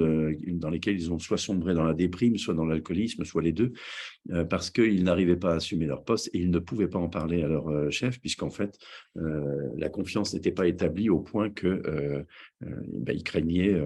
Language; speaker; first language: French; native; French